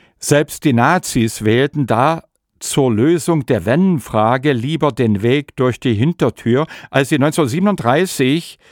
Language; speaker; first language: German; non-native, local second language; Upper Sorbian